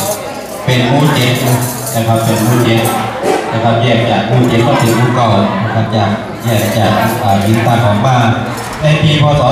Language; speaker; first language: Thai; non-native, local second language; Northeastern Thai